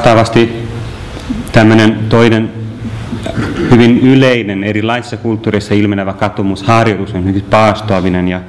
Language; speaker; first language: Finnish; native; Finnish